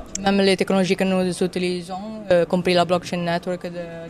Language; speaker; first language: French; non-native, fluent; Italian